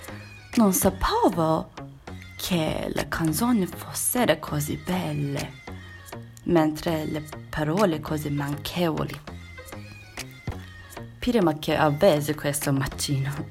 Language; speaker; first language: Italian; non-native, learner; Turkish